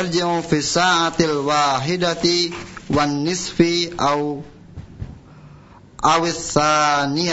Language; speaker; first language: Arabic; non-native, learner; Indonesian